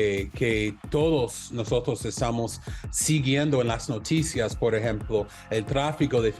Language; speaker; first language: Spanish; non-native, learner; English